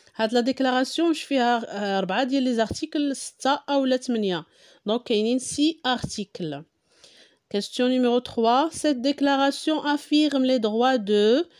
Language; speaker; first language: French; non-native, local second language; Arabic